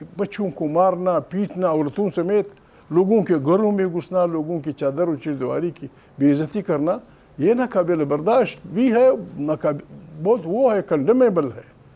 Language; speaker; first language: Urdu; non-native, local second language; Pashto